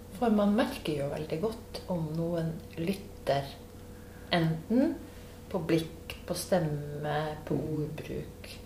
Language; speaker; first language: Norwegian; native; Norwegian